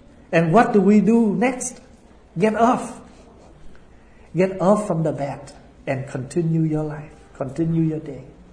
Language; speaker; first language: English; non-native, fluent; Vietnamese